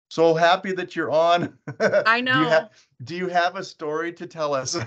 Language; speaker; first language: English; native; English